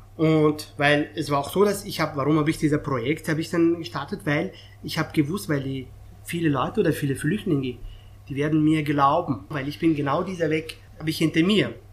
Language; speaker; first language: German; non-native, fluent; Persian